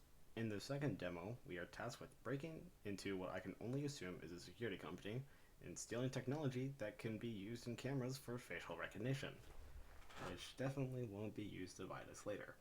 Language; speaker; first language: English; native; English